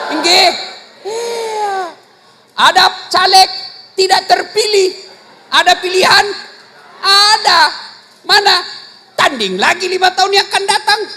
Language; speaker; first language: Indonesian; native; Indonesian